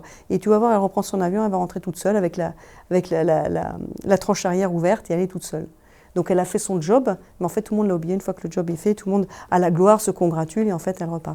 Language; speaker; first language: French; native; French